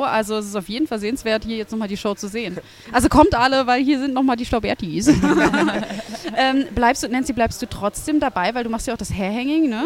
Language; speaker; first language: German; native; German